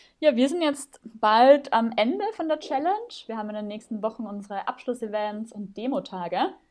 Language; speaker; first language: German; native; German